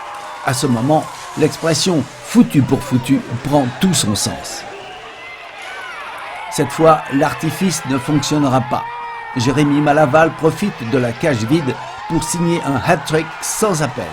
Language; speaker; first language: French; native; French